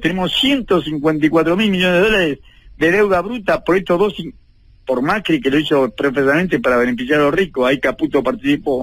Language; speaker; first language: Spanish; native; Spanish